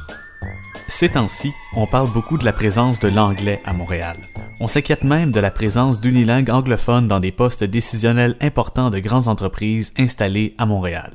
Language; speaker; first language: French; native; French